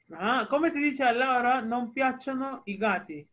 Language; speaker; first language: Italian; non-native, fluent; Spanish